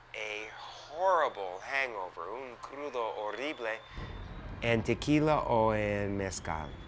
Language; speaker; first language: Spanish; non-native, learner; English